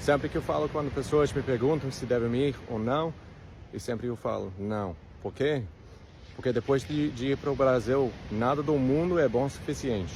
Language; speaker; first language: Portuguese; non-native, fluent; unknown